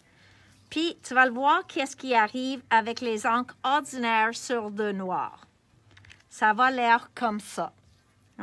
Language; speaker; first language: French; non-native, local second language; English